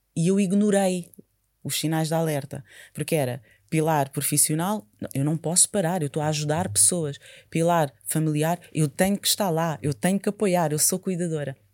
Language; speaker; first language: Portuguese; native; Portuguese